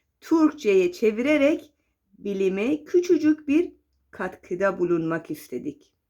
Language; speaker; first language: Turkish; non-native, fluent; Persian